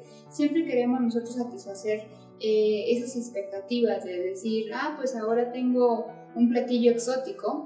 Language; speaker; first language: Spanish; native; Spanish